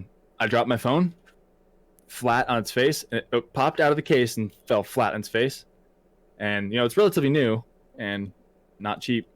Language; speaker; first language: English; native; English